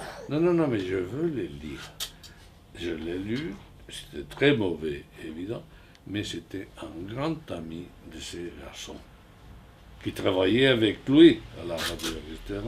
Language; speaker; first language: French; non-native, fluent; Spanish